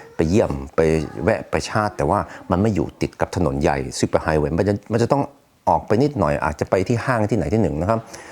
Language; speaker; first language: Thai; non-native, fluent; Swedish